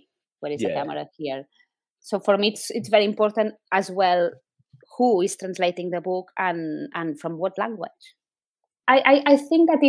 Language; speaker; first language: English; non-native, fluent; Spanish